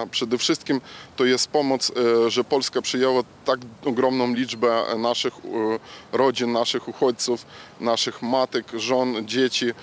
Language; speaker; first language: Polish; non-native, local second language; Ukrainian